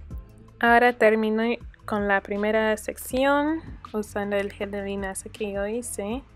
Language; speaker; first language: Spanish; early bilingual, heritage; Spanish